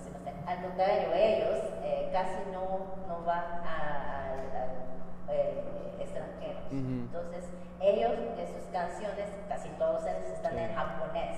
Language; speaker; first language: Spanish; non-native, fluent; Japanese